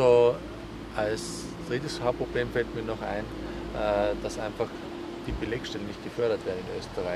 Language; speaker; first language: German; native; German